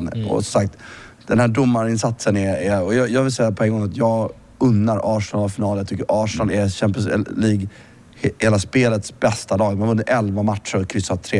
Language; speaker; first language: Swedish; native; Swedish